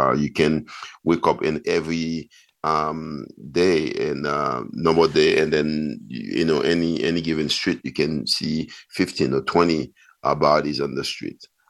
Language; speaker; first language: English; non-native, fluent; Haitian Creole